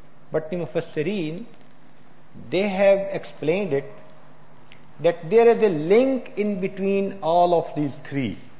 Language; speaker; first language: English; non-native, local second language; Urdu